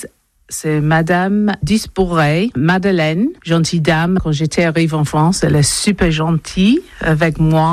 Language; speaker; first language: French; non-native, learner; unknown